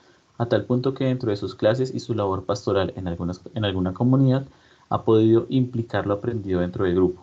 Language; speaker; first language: Spanish; native; Spanish